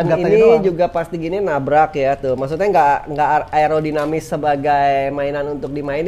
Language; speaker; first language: Indonesian; native; Indonesian